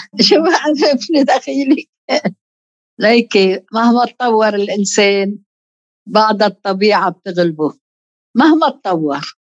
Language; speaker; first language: Arabic; native; Arabic